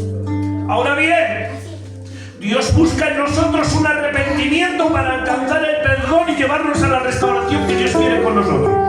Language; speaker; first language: Spanish; native; Spanish